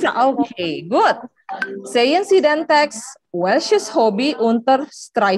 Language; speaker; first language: German; non-native, learner; Indonesian